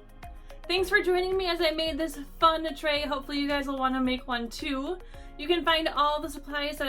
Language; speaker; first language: English; native; English